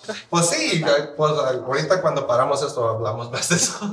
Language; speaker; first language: Spanish; early bilingual, heritage; Spanish